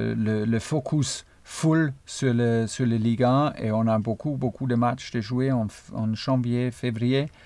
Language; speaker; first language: French; non-native, fluent; German